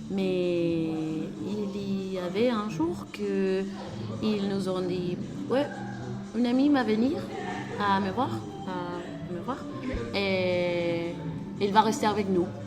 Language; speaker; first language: French; non-native, learner; Spanish